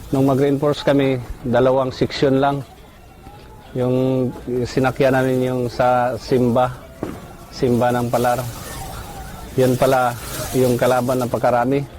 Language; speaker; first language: Filipino; non-native, local second language; Cebuano